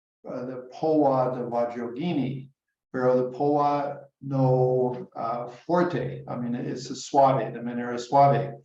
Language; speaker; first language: Spanish; non-native, learner; English